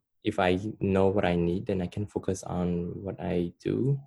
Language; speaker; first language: English; non-native, fluent; Khmer